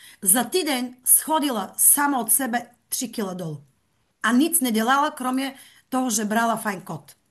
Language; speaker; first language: Czech; non-native, fluent; Bulgarian